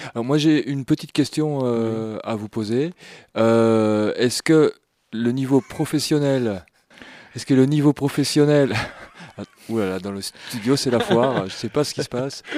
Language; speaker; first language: French; native; French